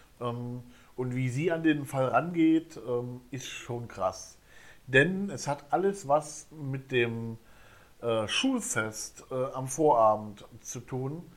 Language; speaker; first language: German; native; German